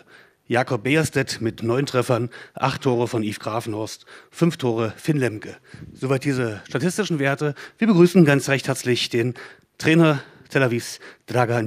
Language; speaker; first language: German; native; German